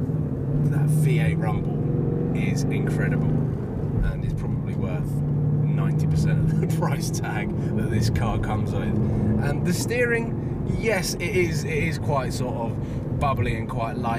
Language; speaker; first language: English; native; English